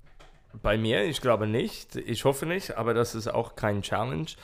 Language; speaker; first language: German; non-native, learner; English